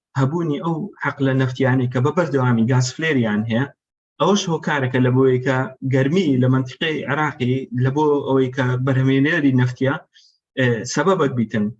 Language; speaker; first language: Central Kurdish; non-native, local second language; Kurdish